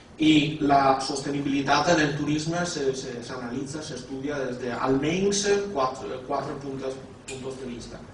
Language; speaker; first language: Catalan; non-native, fluent; Italian